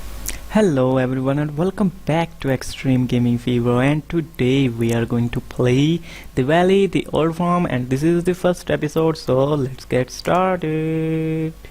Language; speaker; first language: English; non-native, fluent; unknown